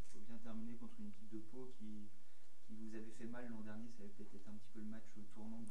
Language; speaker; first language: French; native; French